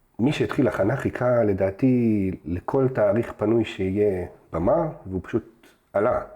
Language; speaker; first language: Hebrew; early bilingual, other home language; Russian